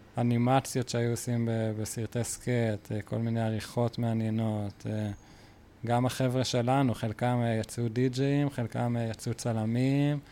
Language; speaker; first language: Hebrew; native; Hebrew